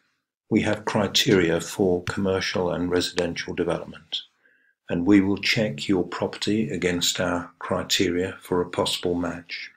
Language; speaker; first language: English; native; English